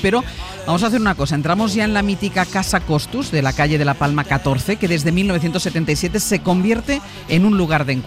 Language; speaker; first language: Spanish; native; Spanish